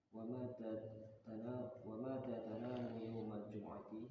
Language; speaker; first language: Arabic; non-native, learner; Indonesian